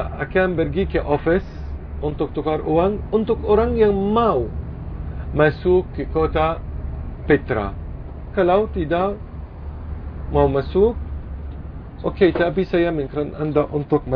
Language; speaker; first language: Indonesian; non-native, fluent; Arabic